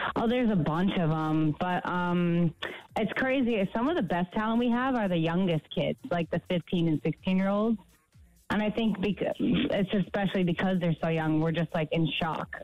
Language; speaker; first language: English; native; English